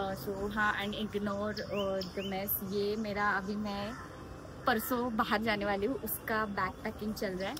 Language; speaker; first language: Hindi; non-native, local second language; Marathi